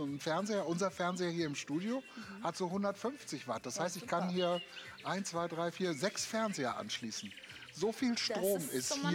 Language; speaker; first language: German; native; German